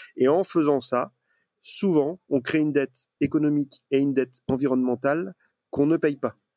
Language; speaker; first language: French; native; French